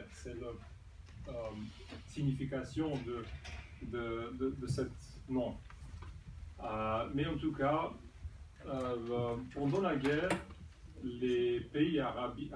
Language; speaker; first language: French; non-native, fluent; Serbian